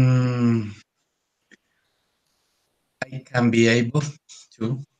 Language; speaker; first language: English; non-native, learner; Spanish